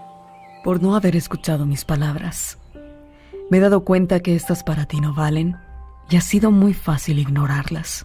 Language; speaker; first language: Spanish; native; Spanish